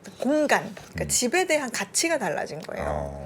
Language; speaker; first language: Korean; native; Korean